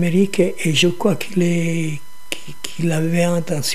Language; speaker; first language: French; non-native, fluent; Italian